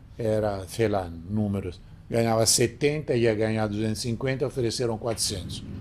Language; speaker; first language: Portuguese; non-native, fluent; Italian